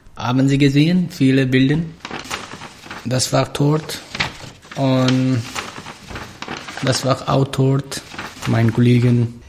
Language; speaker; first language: German; non-native, learner; Pashto